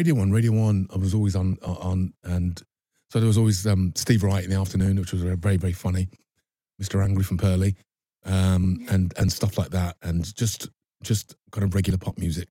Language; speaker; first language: English; native; English